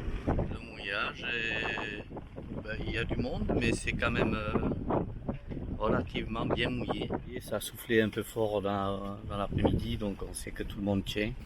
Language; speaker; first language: French; native; French